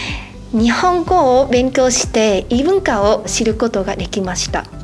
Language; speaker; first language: Japanese; non-native, learner; Vietnamese